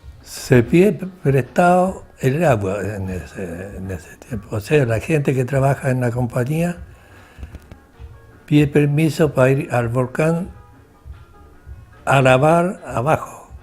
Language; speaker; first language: Spanish; non-native, local second language; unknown